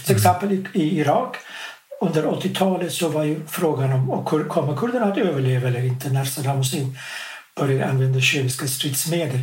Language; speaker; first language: Swedish; non-native, fluent; Kurdish